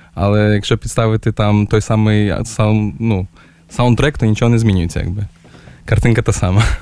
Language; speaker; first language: Ukrainian; native; Ukrainian